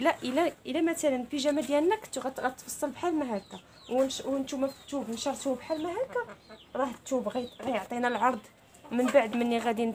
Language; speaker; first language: Arabic; native; Arabic